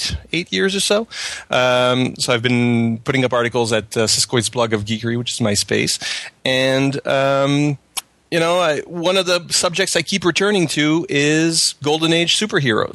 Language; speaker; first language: English; non-native, fluent; French